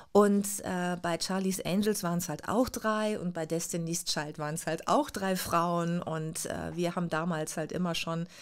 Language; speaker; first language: German; native; German